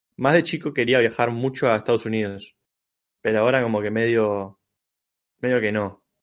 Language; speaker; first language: Spanish; native; Spanish